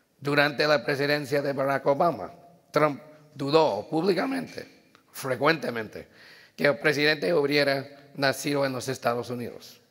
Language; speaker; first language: Spanish; early bilingual, heritage; Spanish